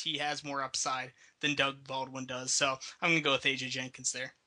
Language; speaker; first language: English; native; English